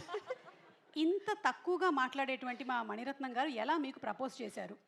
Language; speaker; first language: Telugu; native; Telugu